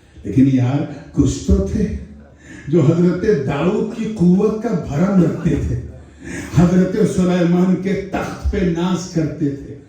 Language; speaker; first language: Urdu; native; Urdu